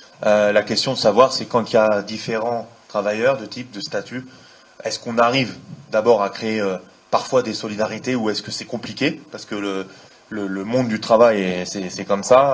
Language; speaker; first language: French; native; French